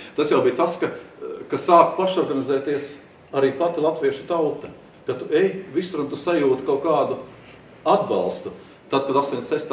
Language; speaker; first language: Latvian; non-native, local second language; Russian